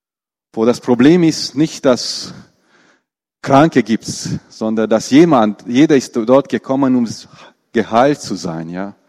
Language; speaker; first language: German; non-native, fluent; Romanian